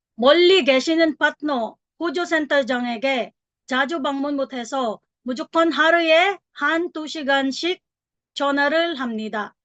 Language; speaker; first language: Korean; non-native, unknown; Filipino